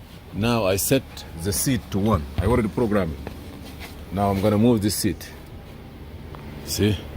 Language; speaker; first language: English; non-native, fluent; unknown